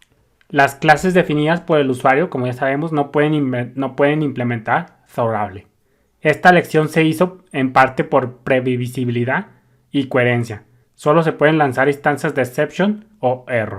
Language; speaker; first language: Spanish; native; Spanish